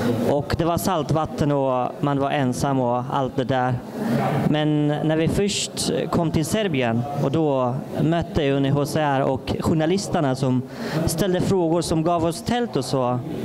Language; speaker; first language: Swedish; non-native, fluent; Persian